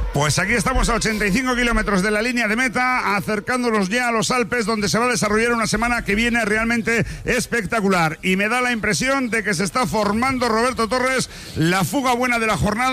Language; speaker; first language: Spanish; native; Spanish